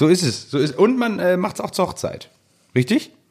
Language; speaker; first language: German; native; German